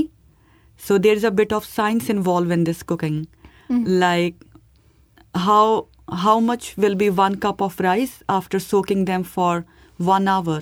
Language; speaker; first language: English; non-native, local second language; Hindi